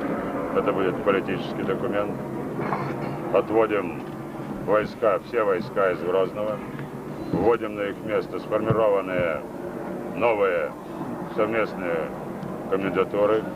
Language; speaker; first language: Russian; native; Russian